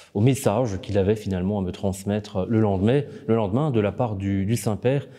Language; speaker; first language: French; native; French